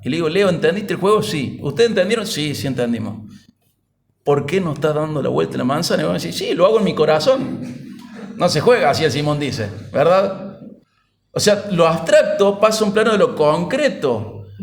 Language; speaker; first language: Spanish; native; Spanish